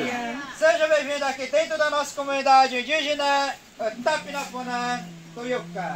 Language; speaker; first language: Portuguese; non-native, local second language; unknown